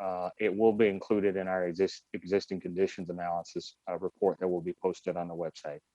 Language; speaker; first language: English; native; English